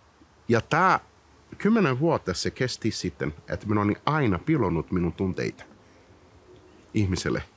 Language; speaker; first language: Finnish; non-native, fluent; Portuguese